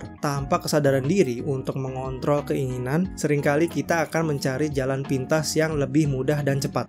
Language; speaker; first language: Indonesian; native; Indonesian